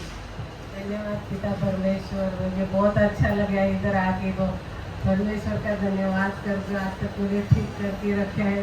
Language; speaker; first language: Hindi; non-native, local second language; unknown